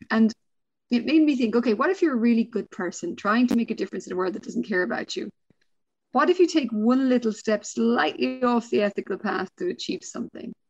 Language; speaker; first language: English; native; English